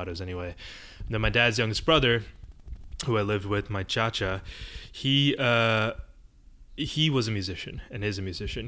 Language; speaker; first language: English; early bilingual, other home language; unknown